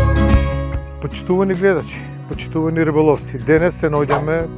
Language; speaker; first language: Macedonian; native; Macedonian